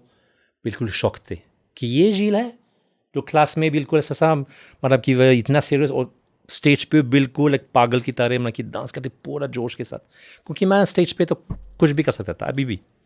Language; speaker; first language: Hindi; non-native, fluent; French